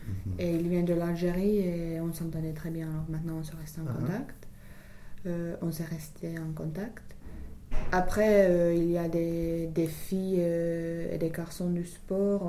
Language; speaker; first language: French; non-native, fluent; English